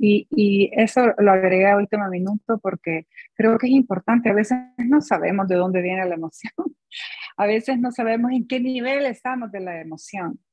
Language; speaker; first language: Spanish; native; Spanish